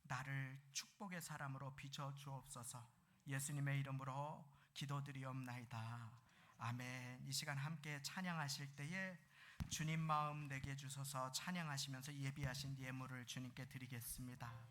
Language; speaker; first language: Korean; native; Korean